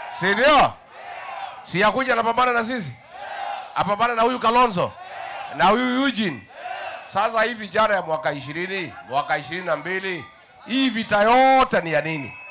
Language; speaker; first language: Swahili; non-native, local second language; Kikuyu